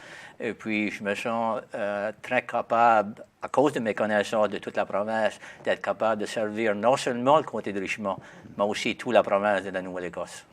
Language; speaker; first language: French; native; French